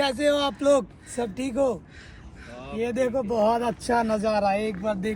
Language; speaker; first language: Hindi; non-native, learner; Bangla